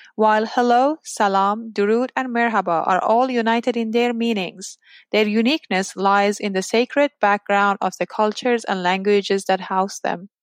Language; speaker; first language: English; non-native, fluent; Persian